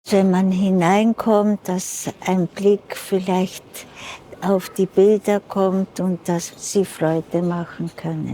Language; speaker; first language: German; early bilingual, heritage; German